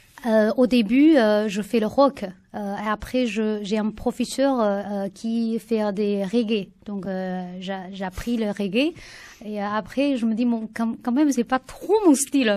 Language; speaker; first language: French; non-native, learner; Chinese